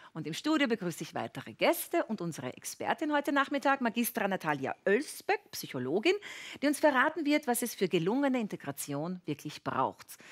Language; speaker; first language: German; native; German